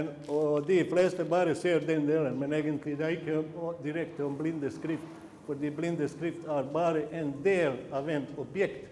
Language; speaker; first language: Norwegian; non-native, fluent; Bosnian